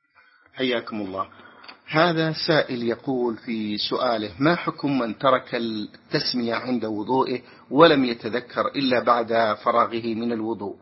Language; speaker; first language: Arabic; native; Arabic